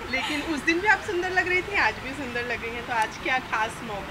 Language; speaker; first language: Hindi; native; Hindi